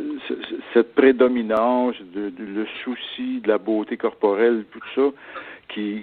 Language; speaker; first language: French; native; French